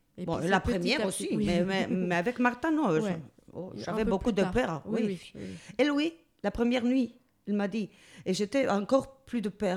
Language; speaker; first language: French; non-native, learner; Spanish